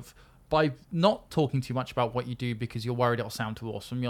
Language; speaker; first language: English; native; English